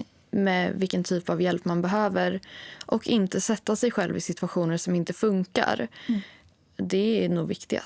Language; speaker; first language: Swedish; native; Swedish